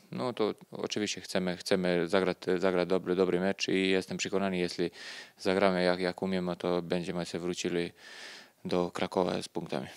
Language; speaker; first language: Polish; non-native, learner; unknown